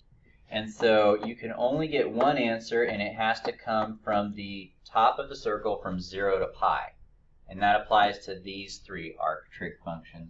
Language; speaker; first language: English; native; English